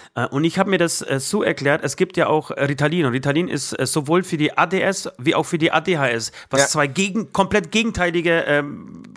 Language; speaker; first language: German; non-native, fluent; Polish